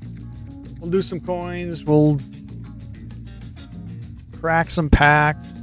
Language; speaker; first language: English; native; English